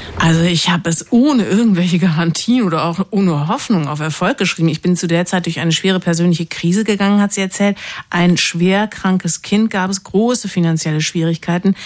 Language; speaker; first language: German; native; German